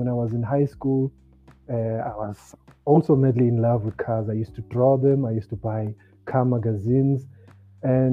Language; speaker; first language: English; non-native, local second language; Xhosa